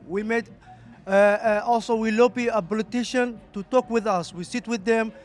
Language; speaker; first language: English; non-native, fluent; Somali